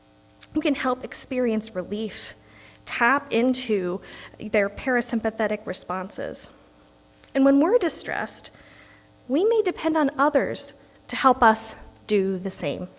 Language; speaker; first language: English; native; English